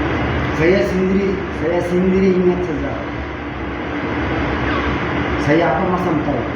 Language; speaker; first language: Indonesian; non-native, learner; Bangla